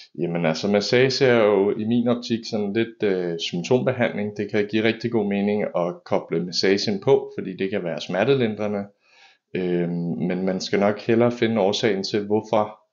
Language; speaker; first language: Danish; native; Danish